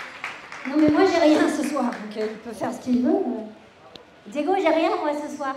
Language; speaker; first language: French; native; French